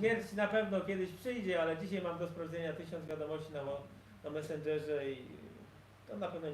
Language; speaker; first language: Polish; native; Polish